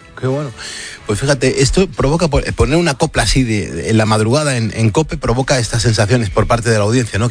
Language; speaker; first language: Spanish; native; Spanish